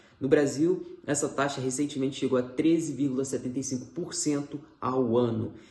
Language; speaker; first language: Portuguese; native; Portuguese